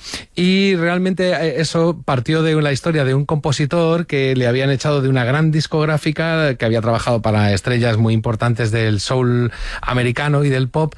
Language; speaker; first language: Spanish; native; Spanish